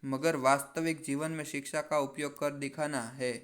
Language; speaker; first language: Hindi; non-native, local second language; Gujarati